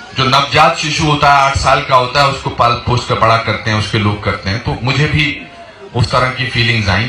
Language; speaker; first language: Hindi; native; Hindi